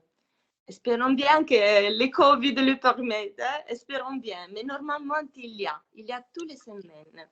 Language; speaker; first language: French; non-native, fluent; Italian